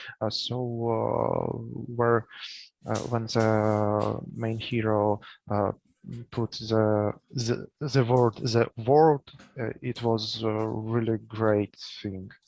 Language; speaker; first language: English; non-native, learner; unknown